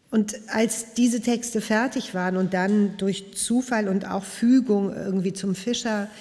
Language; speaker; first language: German; native; German